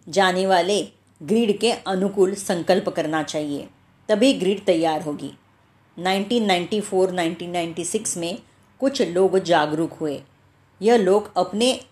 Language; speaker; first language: Hindi; non-native, local second language; Marathi